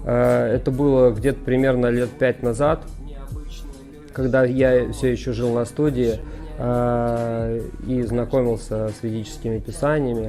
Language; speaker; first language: Russian; native; Russian